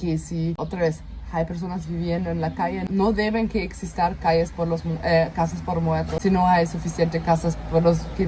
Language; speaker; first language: Spanish; non-native, fluent; German